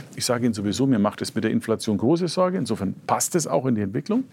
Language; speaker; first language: German; native; German